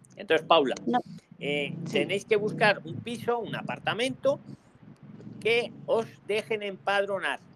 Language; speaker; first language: Spanish; native; Spanish